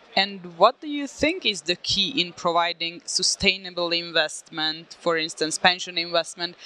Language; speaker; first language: English; non-native, fluent; Hungarian